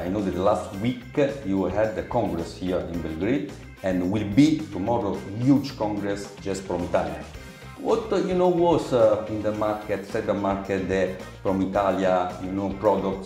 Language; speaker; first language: English; non-native, learner; Italian